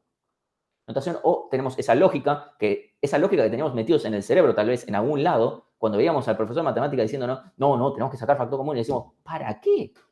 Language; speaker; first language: Spanish; native; Spanish